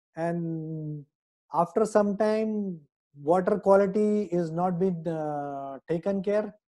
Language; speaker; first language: English; non-native, local second language; Hindi